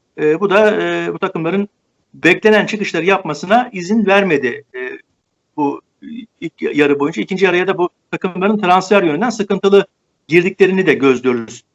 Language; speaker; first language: Turkish; native; Turkish